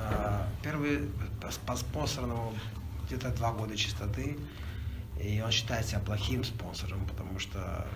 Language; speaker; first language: Russian; native; Russian